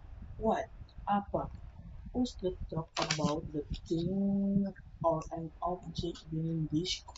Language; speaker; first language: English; non-native, learner; Indonesian